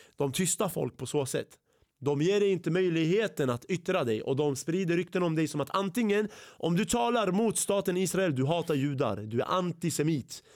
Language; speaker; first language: Swedish; early bilingual, other home language; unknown